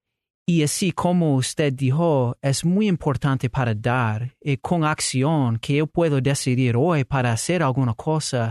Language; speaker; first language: Spanish; non-native, learner; English